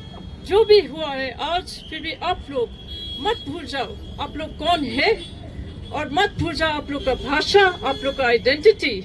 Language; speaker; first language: Hindi; non-native, learner; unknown